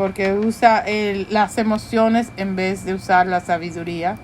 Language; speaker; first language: Spanish; early bilingual, heritage; Spanish